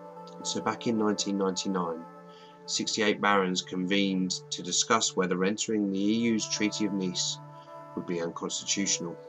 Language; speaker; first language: English; native; English